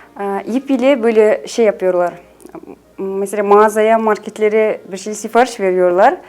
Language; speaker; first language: Turkish; non-native, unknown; Kazakh